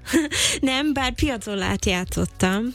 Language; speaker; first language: Hungarian; non-native, fluent; English